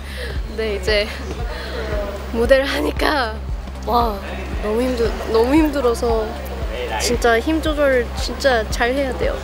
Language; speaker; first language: Korean; non-native, fluent; Thai